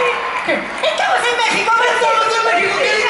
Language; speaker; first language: Spanish; native; Spanish